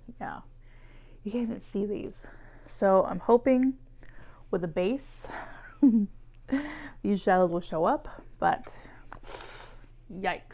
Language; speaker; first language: English; native; English